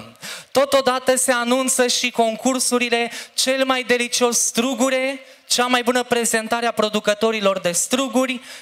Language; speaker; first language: Romanian; native; Romanian